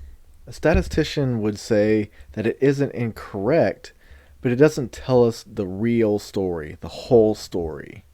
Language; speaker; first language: English; native; English